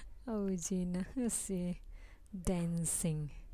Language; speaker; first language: English; non-native, learner; Indonesian